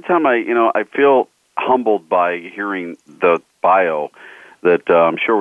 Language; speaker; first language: English; native; English